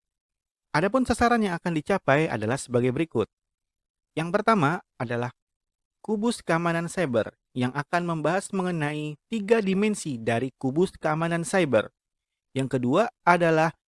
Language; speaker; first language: Indonesian; native; Indonesian